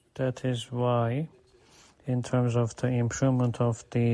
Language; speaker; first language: English; non-native, fluent; Turkish